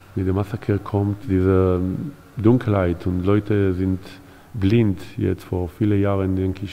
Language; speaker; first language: German; non-native, learner; Hebrew